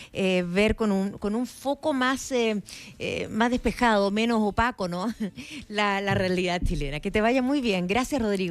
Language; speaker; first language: Spanish; native; Spanish